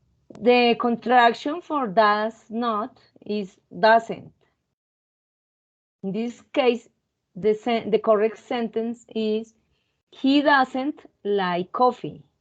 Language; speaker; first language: English; non-native, fluent; Spanish